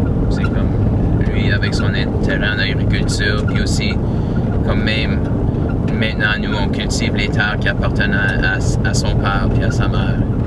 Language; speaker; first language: French; native; French